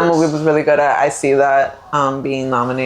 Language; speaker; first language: English; native; English